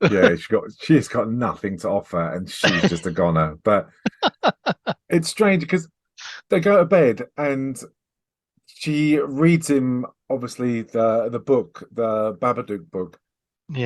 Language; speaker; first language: English; native; English